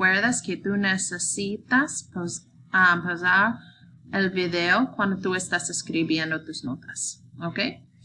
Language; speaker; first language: Spanish; non-native, learner; English